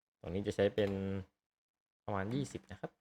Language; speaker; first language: Thai; native; Thai